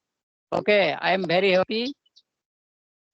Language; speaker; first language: English; non-native, learner; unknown